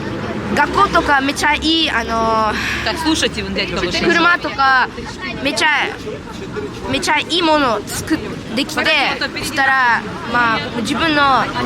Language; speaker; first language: Japanese; non-native, learner; Russian